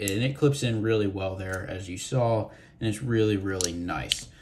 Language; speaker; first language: English; native; English